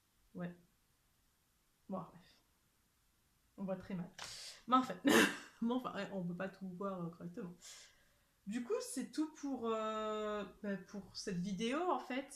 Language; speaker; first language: French; native; French